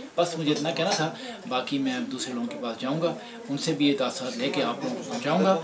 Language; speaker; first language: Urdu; non-native, local second language; Punjabi